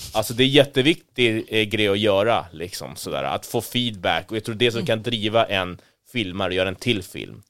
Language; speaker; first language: Swedish; early bilingual, other home language; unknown